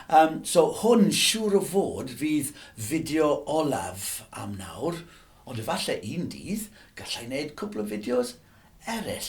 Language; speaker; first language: Welsh; non-native, local second language; English